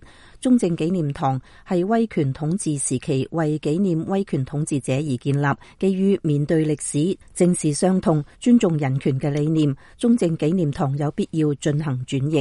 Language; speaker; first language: Chinese; native; Chinese